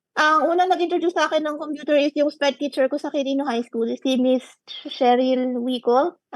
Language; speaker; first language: Filipino; native; Filipino